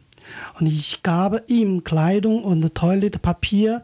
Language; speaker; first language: German; non-native, learner; Chinese